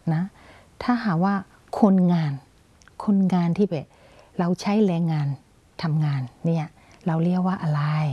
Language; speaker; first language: Thai; non-native, fluent; Burmese